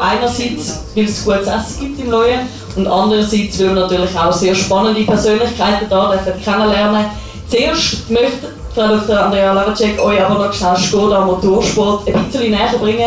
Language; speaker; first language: German; native; German